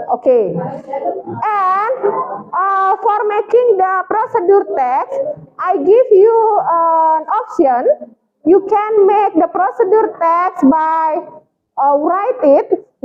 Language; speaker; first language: English; non-native, fluent; Indonesian